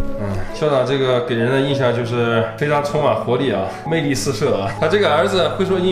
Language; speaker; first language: Chinese; native; Chinese